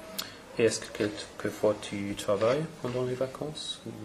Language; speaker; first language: French; non-native, fluent; English